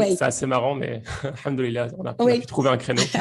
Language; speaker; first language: French; native; French